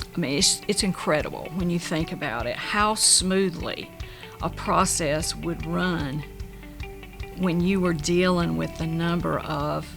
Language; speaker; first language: English; native; English